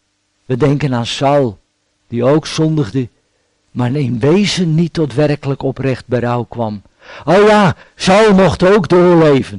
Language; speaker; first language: Dutch; native; Dutch